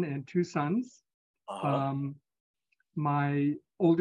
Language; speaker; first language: English; native; English